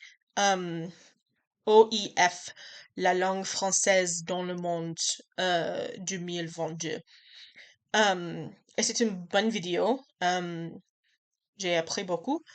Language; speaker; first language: French; non-native, learner; English